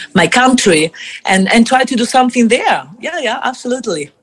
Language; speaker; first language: English; non-native, fluent; Italian